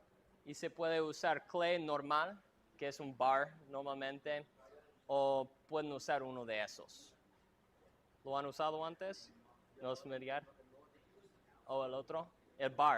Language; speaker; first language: Spanish; non-native, fluent; English